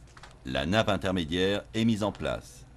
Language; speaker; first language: French; native; French